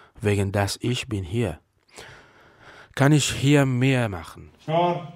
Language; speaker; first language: German; non-native, learner; Persian